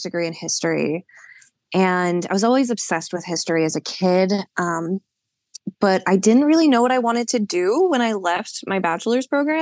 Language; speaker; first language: English; native; English